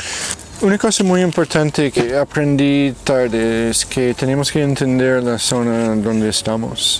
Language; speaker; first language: Spanish; non-native, fluent; English